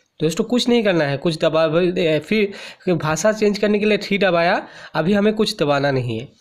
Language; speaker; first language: Hindi; native; Hindi